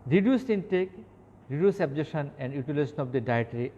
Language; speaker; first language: English; non-native, local second language; Bangla